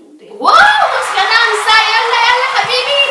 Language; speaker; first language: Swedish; early bilingual, other home language; Arabic